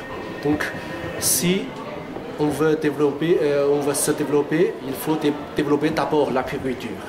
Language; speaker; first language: French; non-native, fluent; Chinese